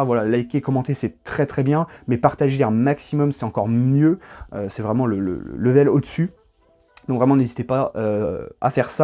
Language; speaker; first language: French; native; French